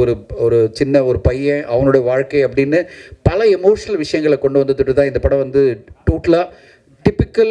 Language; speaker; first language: Tamil; native; Tamil